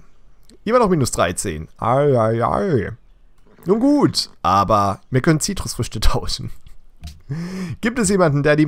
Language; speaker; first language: German; native; German